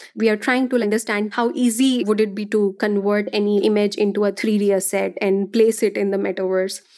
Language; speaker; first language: English; non-native, local second language; Hindi